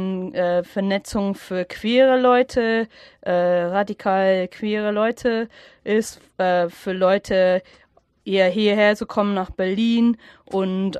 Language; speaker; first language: German; non-native, fluent; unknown